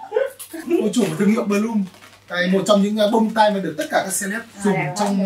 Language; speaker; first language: Vietnamese; native; Vietnamese